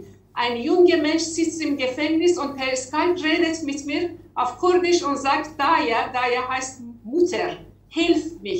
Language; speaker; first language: German; non-native, learner; Persian